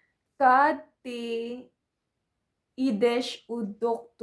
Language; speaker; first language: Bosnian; non-native, learner; Filipino